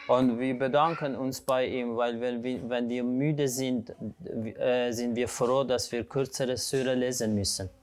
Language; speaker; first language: German; non-native, fluent; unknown